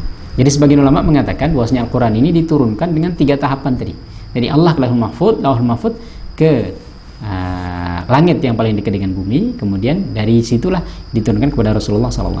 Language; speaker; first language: Indonesian; native; Indonesian